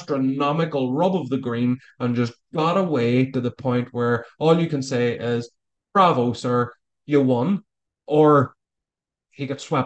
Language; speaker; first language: English; native; English